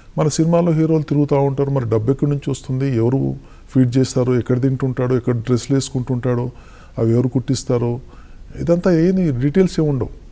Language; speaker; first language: Telugu; native; Telugu